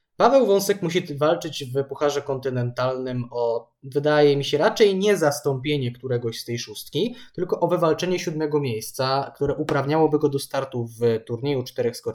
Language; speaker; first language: Polish; native; Polish